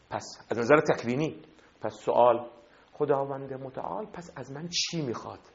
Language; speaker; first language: Persian; non-native, fluent; Arabic